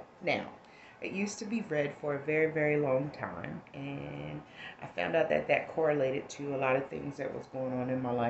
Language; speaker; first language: English; native; English